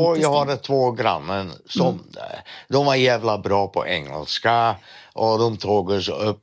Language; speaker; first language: Swedish; non-native, fluent; Dutch